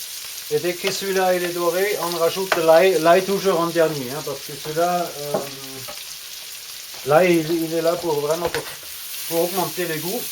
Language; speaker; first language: French; non-native, fluent; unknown